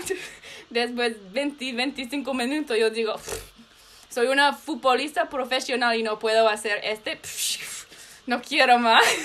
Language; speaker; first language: Spanish; non-native, learner; English